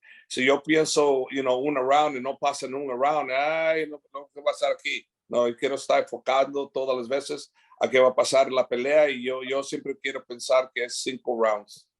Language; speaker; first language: Spanish; early bilingual, heritage; English